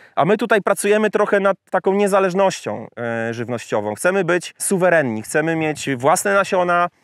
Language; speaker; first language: Polish; native; Polish